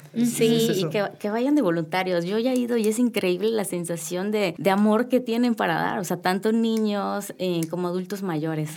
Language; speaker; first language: Spanish; native; Spanish